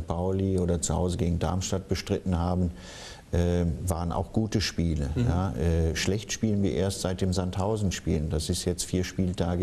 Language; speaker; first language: German; native; German